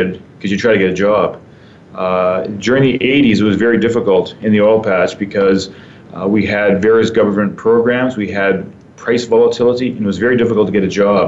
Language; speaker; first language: English; native; English